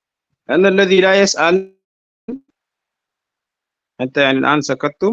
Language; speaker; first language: Arabic; non-native, fluent; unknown